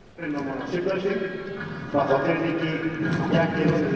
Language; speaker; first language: Persian; native; Persian